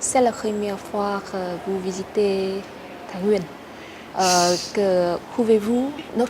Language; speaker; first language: French; non-native, fluent; Vietnamese